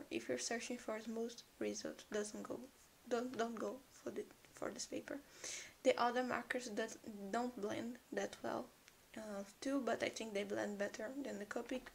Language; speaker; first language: English; non-native, fluent; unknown